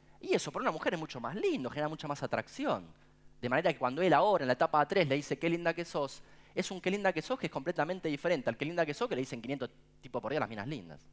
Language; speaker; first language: Spanish; native; Spanish